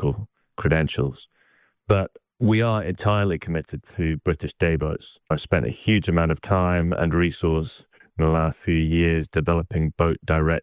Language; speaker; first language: English; native; English